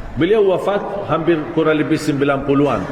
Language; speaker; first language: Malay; non-native, fluent; Arabic